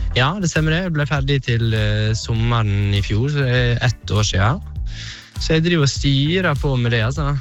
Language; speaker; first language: Norwegian; native; Norwegian